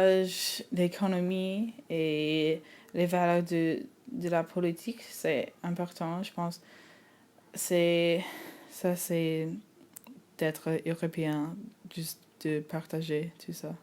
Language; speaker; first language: French; non-native, learner; English